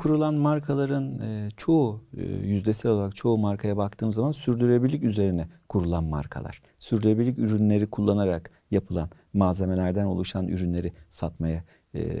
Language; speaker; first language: Turkish; native; Turkish